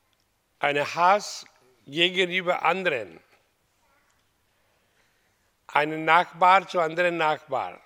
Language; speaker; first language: German; non-native, fluent; Hindi